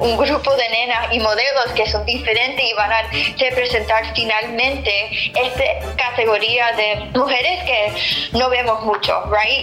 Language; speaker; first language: Spanish; early bilingual, heritage; English